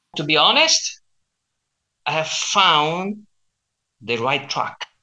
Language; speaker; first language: English; non-native, fluent; Spanish